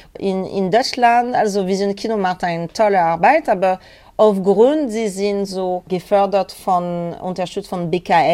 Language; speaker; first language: German; non-native, learner; French